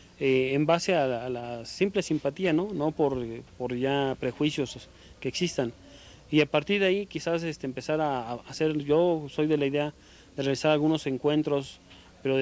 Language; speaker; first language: Spanish; native; Spanish